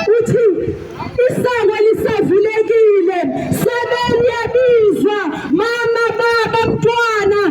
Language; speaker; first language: Zulu; non-native, local second language; Xhosa